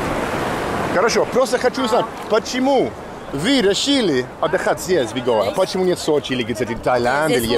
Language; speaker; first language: Russian; non-native, learner; English